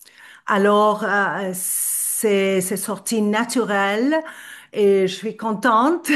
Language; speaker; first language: French; non-native, fluent; Turkish